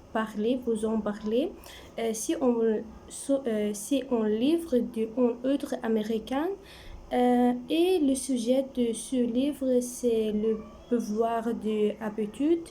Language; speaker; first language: French; non-native, learner; Arabic